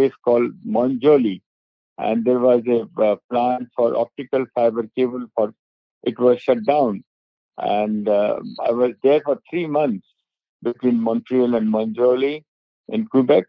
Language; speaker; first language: English; non-native, local second language; Hindi